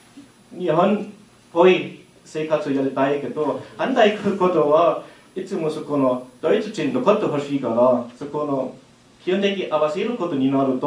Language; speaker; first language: Japanese; non-native, learner; German